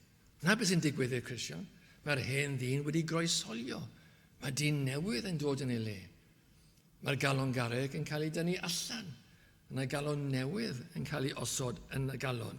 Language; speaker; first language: Welsh; native; Welsh